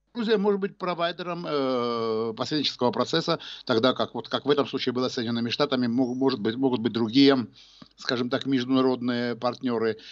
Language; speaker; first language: Russian; non-native, local second language; Georgian